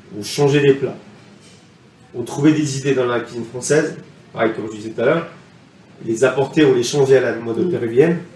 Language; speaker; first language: French; non-native, fluent; Spanish